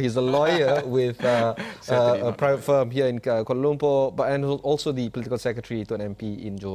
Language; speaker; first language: English; non-native, local second language; Malay